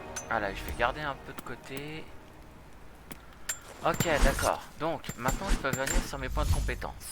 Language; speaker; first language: French; native; French